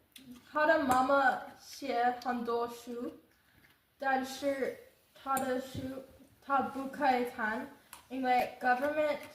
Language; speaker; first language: Chinese; non-native, learner; English